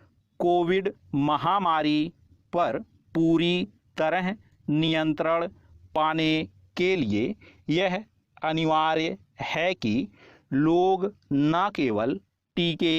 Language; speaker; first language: Hindi; native; Hindi